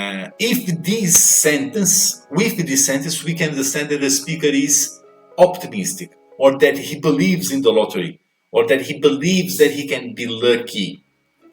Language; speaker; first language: English; non-native, fluent; Portuguese